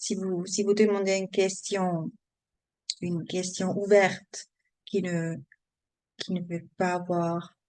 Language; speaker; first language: French; non-native, learner; German